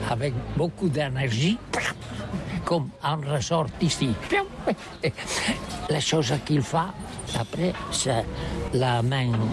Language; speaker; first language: French; non-native, learner; Catalan